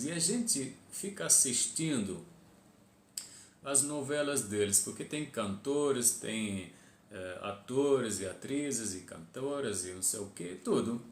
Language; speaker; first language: Portuguese; non-native, fluent; Arabic